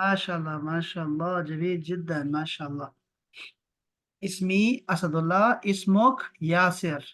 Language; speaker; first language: Arabic; non-native, fluent; Pashto